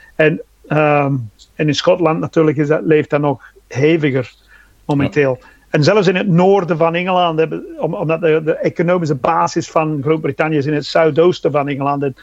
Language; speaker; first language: Dutch; non-native, fluent; English